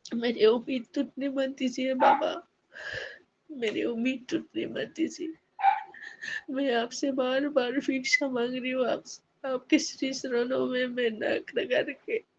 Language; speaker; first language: Hindi; non-native, local second language; Assamese